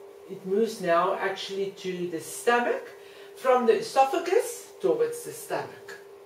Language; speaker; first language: English; non-native, local second language; Afrikaans